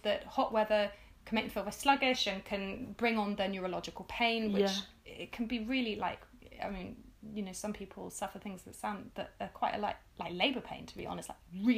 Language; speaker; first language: English; native; English